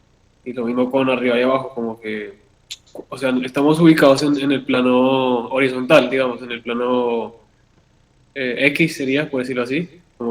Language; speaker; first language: Spanish; native; Spanish